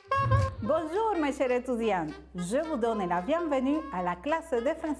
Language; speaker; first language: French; non-native, fluent; Spanish